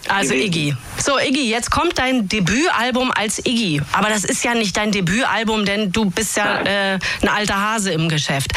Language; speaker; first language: German; native; German